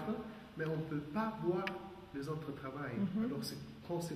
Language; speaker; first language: French; non-native, learner; German